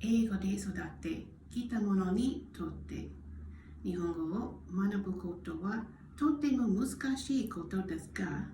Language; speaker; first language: Japanese; non-native, learner; English